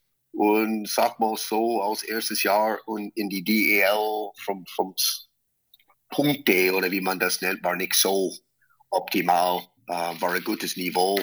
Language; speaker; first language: German; non-native, fluent; English